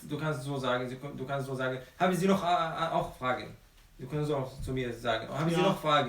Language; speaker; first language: German; non-native, fluent; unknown